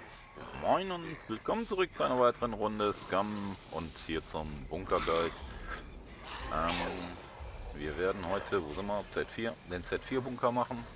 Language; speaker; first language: German; native; German